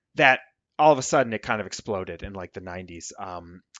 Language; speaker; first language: English; native; English